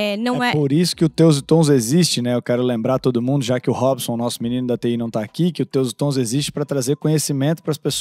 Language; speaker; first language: Portuguese; native; Portuguese